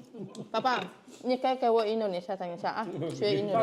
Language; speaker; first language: Chinese; non-native, learner; Indonesian